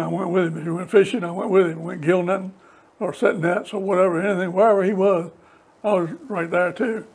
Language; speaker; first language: English; native; English